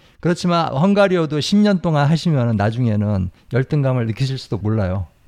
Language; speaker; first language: Korean; native; Korean